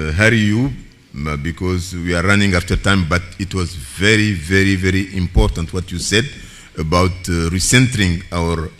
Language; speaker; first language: English; non-native, fluent; Bambara